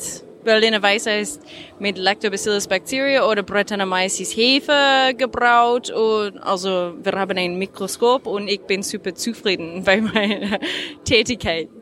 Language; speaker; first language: German; non-native, learner; English